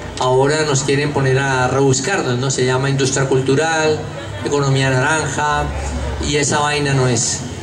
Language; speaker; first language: Spanish; native; Spanish